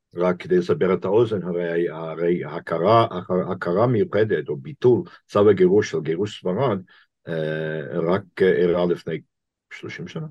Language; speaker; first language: Hebrew; non-native, fluent; English